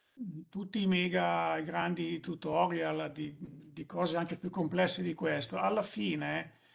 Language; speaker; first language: Italian; native; Italian